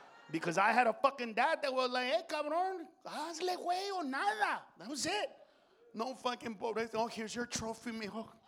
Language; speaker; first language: English; early bilingual, other home language; Spanish